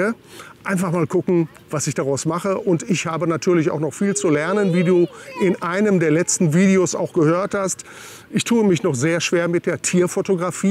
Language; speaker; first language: German; native; German